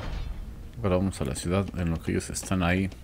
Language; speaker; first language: Spanish; native; Spanish